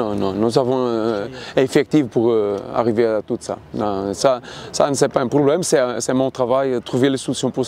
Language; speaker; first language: French; non-native, fluent; Portuguese